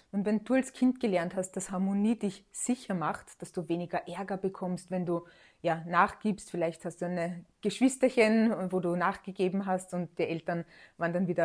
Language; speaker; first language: German; native; German